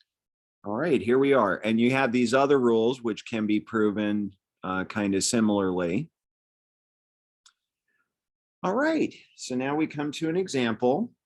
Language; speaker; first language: English; native; English